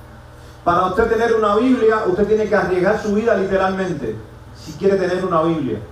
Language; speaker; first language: Spanish; native; Spanish